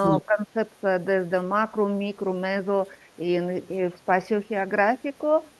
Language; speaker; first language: Spanish; non-native, learner; Russian